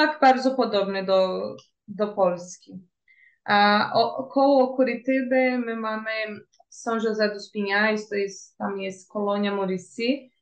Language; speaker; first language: Polish; early bilingual, heritage; Portuguese